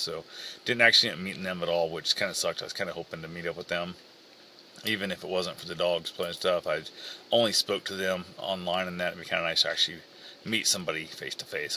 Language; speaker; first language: English; native; English